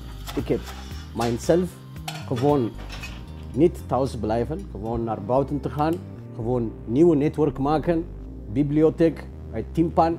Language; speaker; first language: Dutch; non-native, learner; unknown